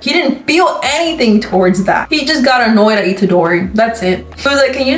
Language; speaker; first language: English; native; English